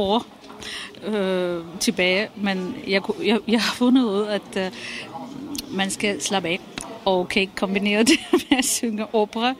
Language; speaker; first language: Danish; non-native, fluent; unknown